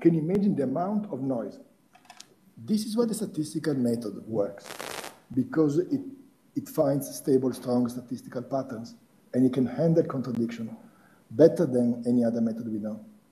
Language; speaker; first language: English; non-native, fluent; Italian